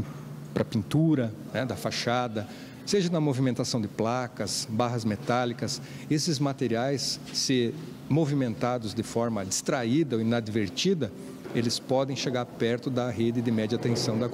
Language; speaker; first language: Portuguese; native; Portuguese